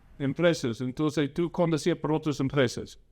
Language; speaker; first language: Spanish; non-native, fluent; English